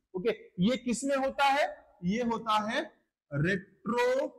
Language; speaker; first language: Hindi; non-native, local second language; Marathi